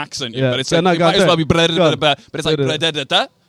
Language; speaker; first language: English; native; English